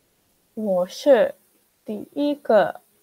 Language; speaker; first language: Chinese; non-native, learner; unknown